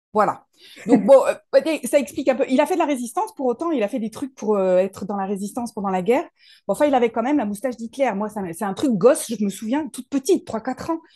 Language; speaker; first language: French; native; French